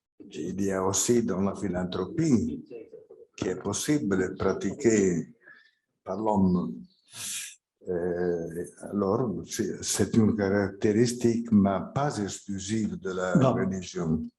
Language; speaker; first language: French; non-native, fluent; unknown